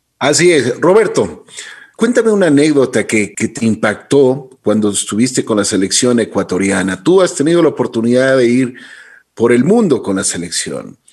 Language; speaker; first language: Spanish; native; Spanish